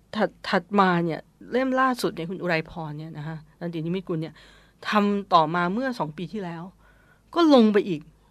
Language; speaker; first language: Thai; native; Thai